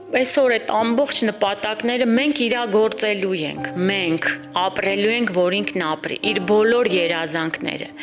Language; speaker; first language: Armenian; native; Armenian